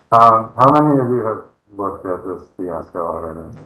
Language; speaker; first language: English; native; English